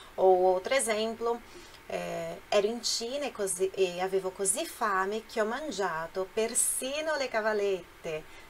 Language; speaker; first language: Italian; non-native, fluent; Portuguese